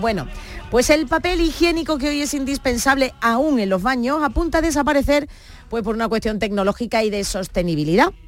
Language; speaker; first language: Spanish; native; Spanish